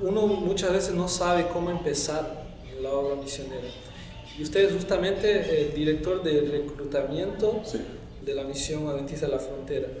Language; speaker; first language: Spanish; non-native, fluent; Portuguese